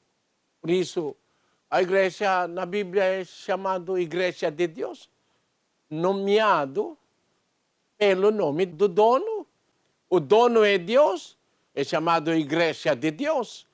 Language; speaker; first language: Portuguese; non-native, learner; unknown